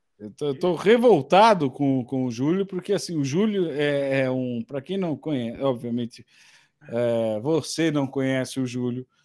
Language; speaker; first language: Portuguese; native; Portuguese